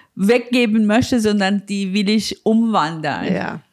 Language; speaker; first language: German; non-native, fluent; Persian